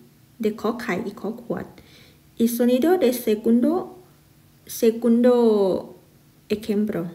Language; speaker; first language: Spanish; non-native, fluent; Thai